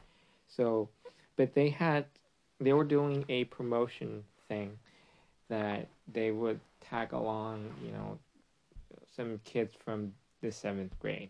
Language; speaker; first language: English; non-native, fluent; Chinese